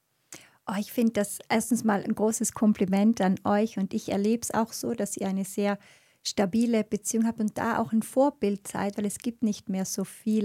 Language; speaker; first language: German; native; German